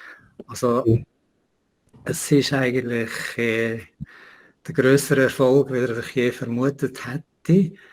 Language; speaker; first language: German; native; German